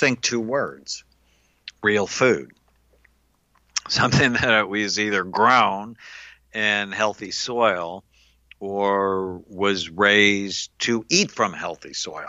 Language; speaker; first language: English; native; English